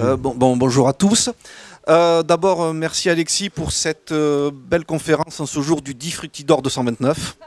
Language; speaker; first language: French; native; French